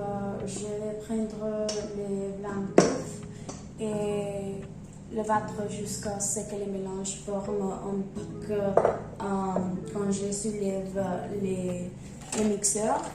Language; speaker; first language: French; non-native, learner; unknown